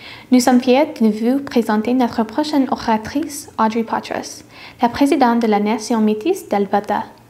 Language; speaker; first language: French; non-native, learner; English